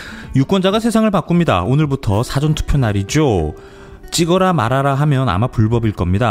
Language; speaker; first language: Korean; native; Korean